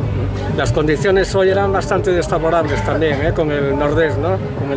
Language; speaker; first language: Spanish; native; Spanish